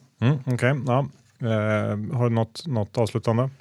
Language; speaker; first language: Swedish; native; Swedish